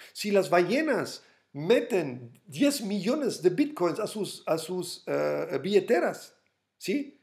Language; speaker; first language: Spanish; non-native, fluent; German